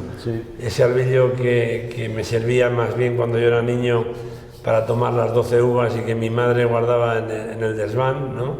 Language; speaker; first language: Spanish; native; Spanish